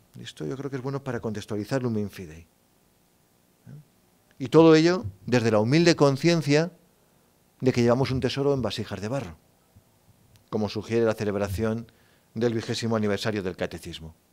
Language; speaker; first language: Spanish; native; Spanish